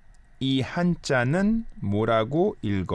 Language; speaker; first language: Korean; non-native, fluent; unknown